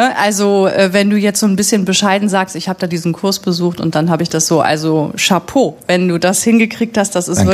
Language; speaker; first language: German; native; German